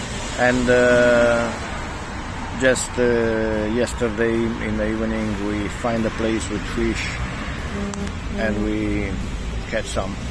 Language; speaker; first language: English; non-native, learner; Romanian